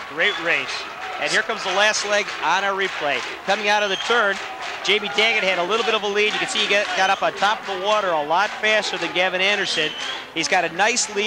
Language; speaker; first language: English; native; English